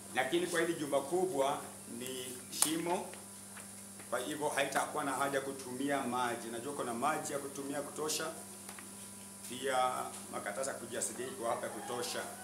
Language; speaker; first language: Swahili; non-native, local second language; Luo (Kenya and Tanzania)